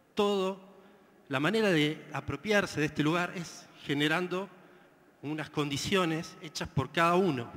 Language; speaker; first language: Spanish; native; Spanish